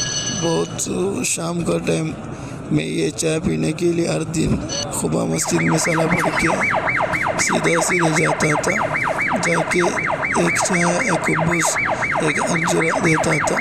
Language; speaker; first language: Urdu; non-native, fluent; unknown